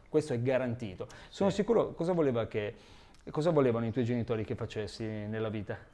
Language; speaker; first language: Italian; native; Italian